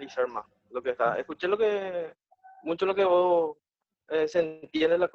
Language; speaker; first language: Spanish; native; Spanish